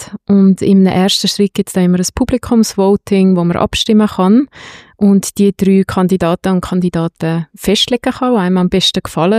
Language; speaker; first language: German; native; German